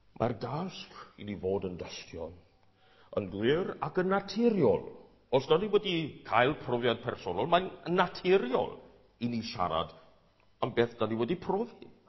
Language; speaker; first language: Welsh; non-native, fluent; English